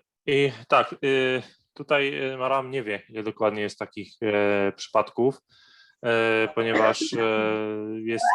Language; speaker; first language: Polish; non-native, fluent; Arabic